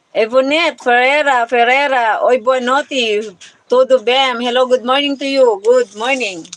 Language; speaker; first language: English; non-native, local second language; Hiligaynon